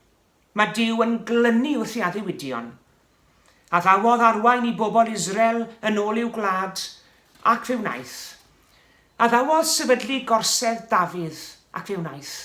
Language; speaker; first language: Welsh; native; Welsh